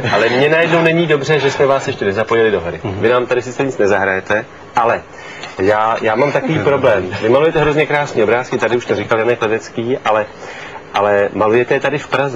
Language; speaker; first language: Czech; native; Czech